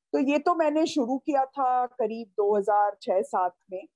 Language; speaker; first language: Hindi; native; Hindi